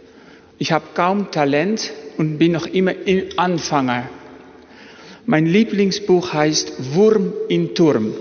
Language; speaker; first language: German; non-native, fluent; Dutch